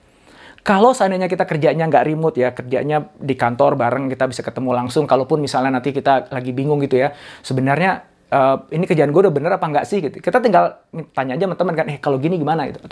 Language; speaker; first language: Indonesian; native; Indonesian